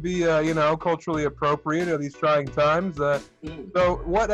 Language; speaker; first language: English; native; English